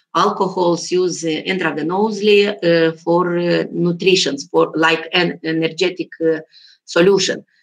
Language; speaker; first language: English; non-native, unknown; Romanian